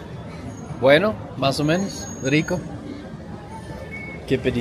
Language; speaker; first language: Spanish; non-native, fluent; Swedish